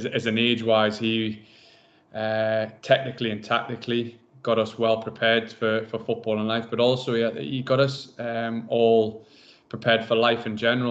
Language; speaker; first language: English; native; English